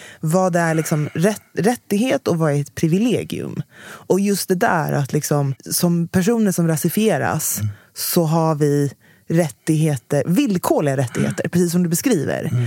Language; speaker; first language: Swedish; early bilingual, other home language; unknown